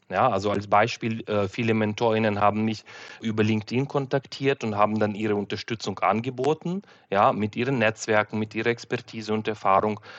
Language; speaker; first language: German; non-native, fluent; Ukrainian